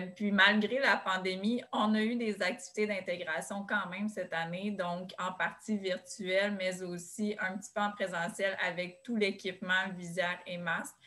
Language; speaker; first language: French; native; French